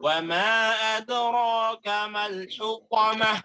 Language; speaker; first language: Arabic; non-native, fluent; Indonesian